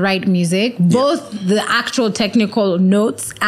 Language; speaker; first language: English; non-native, local second language; Swahili